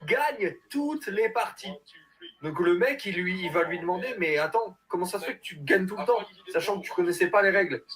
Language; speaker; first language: French; native; French